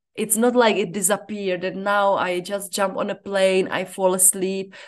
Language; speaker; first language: English; non-native, fluent; Czech